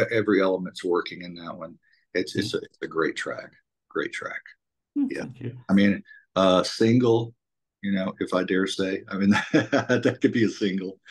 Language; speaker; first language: English; native; English